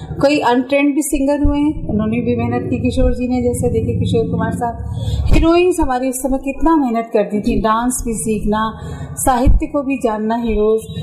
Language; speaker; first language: Hindi; native; Hindi